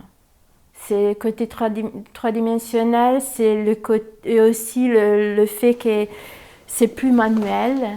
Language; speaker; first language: French; non-native, fluent; Italian